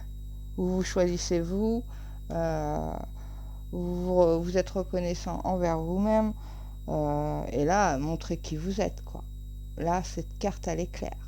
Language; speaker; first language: French; native; French